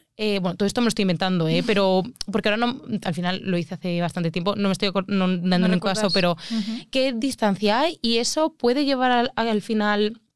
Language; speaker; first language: Spanish; native; Spanish